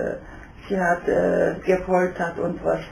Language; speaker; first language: German; non-native, fluent; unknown